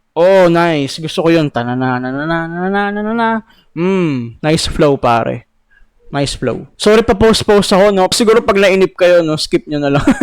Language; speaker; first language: Filipino; native; Filipino